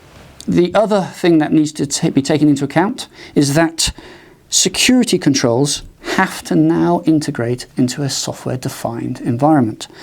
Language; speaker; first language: English; native; English